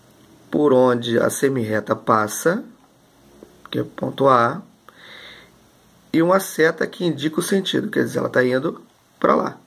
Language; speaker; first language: Portuguese; native; Portuguese